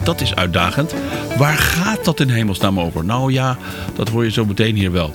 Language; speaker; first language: Dutch; native; Dutch